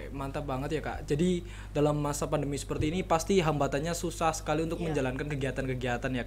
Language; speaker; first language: Indonesian; native; Indonesian